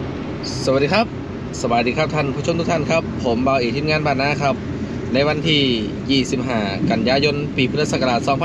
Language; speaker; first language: Thai; non-native, local second language; Northeastern Thai